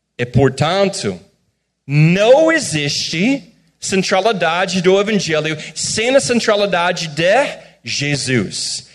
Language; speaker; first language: Portuguese; non-native, fluent; English